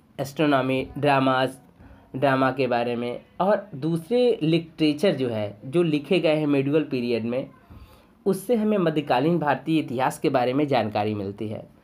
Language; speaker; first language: Hindi; native; Hindi